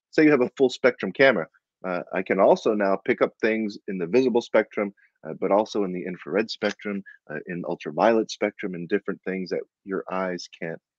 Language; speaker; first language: English; native; English